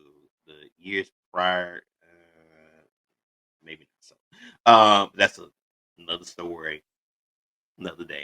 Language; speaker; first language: English; native; English